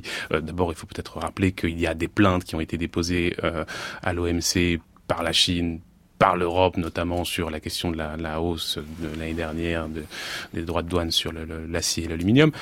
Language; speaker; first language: French; native; French